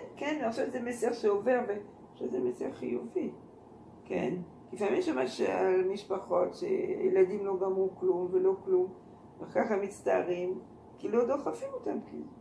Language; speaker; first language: Hebrew; non-native, fluent; French